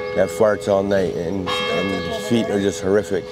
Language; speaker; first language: English; native; English